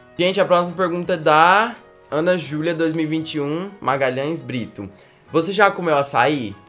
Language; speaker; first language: Portuguese; native; Portuguese